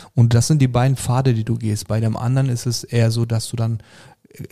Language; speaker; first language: German; early bilingual, other home language; Turkish